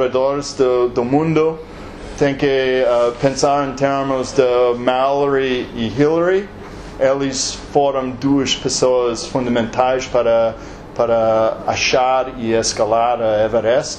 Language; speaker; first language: Portuguese; non-native, learner; English